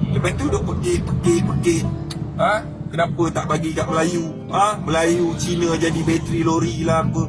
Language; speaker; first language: Malay; native; Malay